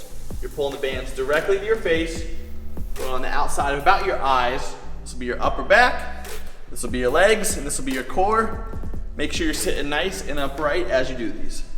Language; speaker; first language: English; native; English